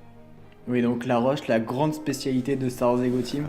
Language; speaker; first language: French; native; French